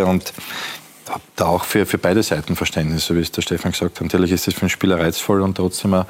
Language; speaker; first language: German; native; German